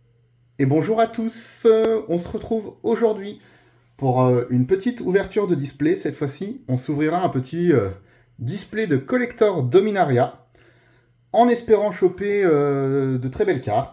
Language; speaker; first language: French; native; French